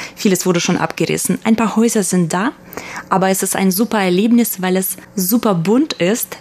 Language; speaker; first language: German; early bilingual, other home language; Russian